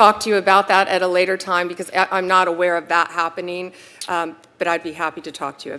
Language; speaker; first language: English; native; English